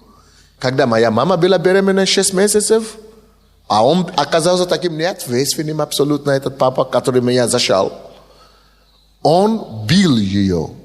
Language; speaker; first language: Russian; non-native, fluent; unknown